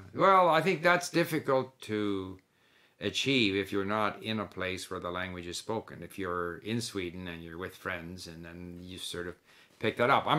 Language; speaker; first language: English; early bilingual, other home language; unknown